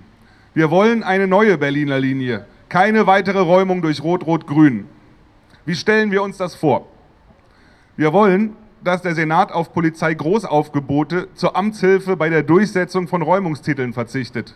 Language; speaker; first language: German; native; German